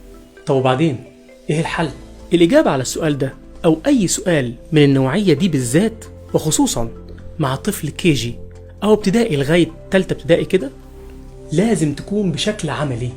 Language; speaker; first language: Arabic; native; Arabic